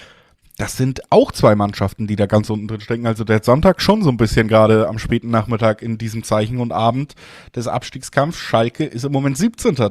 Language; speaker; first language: German; native; German